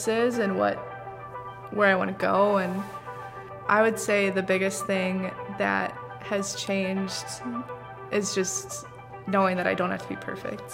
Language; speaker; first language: English; native; English